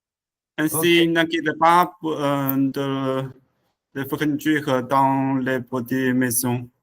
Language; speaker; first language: French; non-native, learner; Chinese